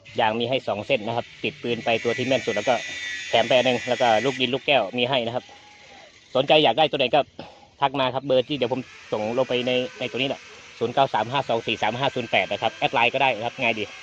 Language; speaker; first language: Thai; native; Thai